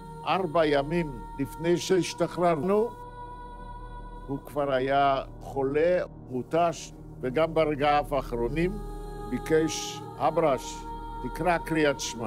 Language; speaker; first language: Hebrew; non-native, fluent; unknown